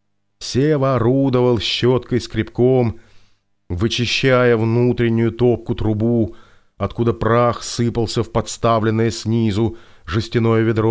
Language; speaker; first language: Russian; native; Russian